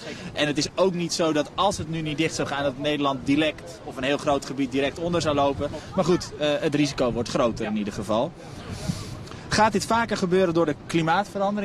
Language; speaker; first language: Dutch; native; Dutch